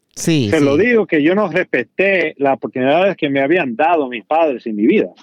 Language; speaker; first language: Spanish; early bilingual, heritage; Spanish